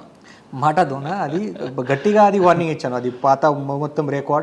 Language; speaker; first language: Telugu; non-native, fluent; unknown